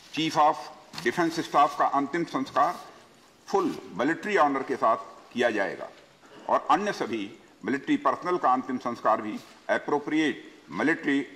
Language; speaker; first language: Hindi; native; Hindi